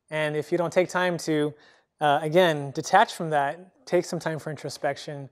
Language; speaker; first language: English; native; English